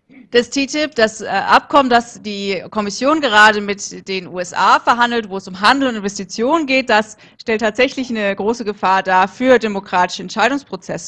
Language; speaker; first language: German; native; German